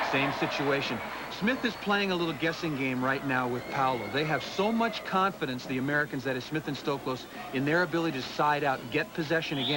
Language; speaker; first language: English; native; English